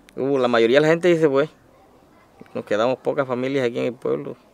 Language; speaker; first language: Spanish; native; Spanish